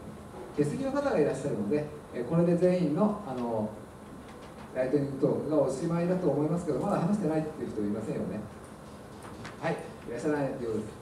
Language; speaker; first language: Japanese; native; Japanese